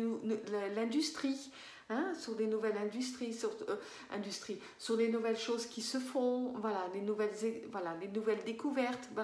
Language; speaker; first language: French; native; French